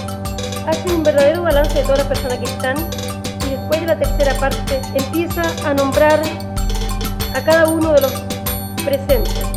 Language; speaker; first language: Spanish; native; Spanish